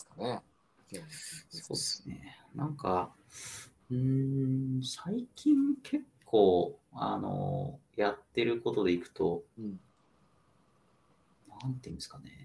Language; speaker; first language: Japanese; native; Japanese